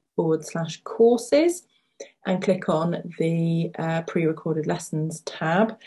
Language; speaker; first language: English; native; English